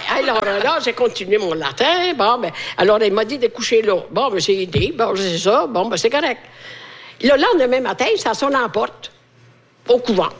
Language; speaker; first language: French; non-native, fluent; Italian